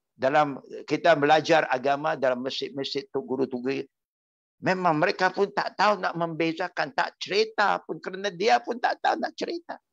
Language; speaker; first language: Malay; non-native, local second language; Chinese